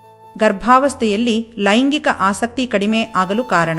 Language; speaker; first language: Kannada; native; Kannada